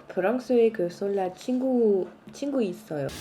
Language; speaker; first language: Korean; non-native, learner; French